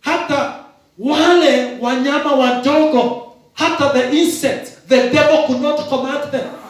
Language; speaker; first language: English; non-native, local second language; Swahili